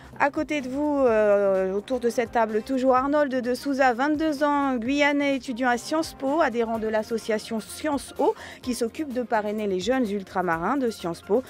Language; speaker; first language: French; native; French